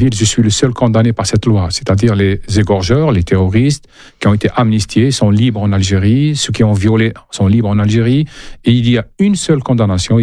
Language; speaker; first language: French; non-native, local second language; Arabic